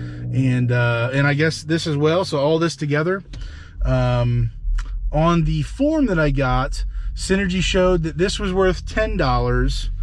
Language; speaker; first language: English; native; English